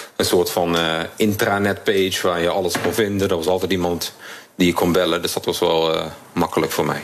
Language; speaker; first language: Dutch; native; Dutch